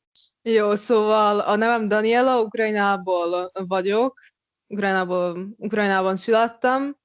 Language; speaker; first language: Hungarian; non-native, local second language; Russian